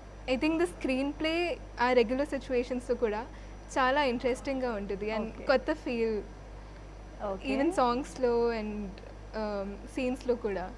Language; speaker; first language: Telugu; non-native, fluent; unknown